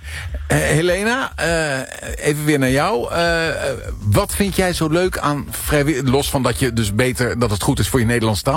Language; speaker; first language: Dutch; native; Dutch